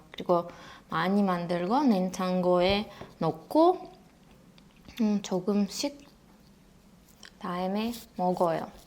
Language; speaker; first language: Korean; non-native, learner; Russian